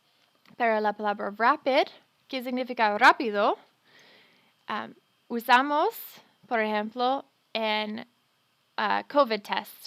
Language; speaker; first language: Spanish; non-native, fluent; English